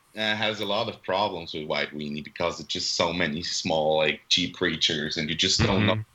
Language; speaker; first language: English; non-native, fluent; Swiss German